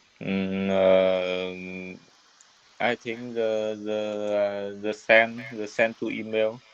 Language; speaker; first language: English; non-native, learner; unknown